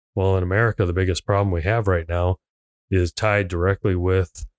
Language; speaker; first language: English; non-native, local second language; Cantonese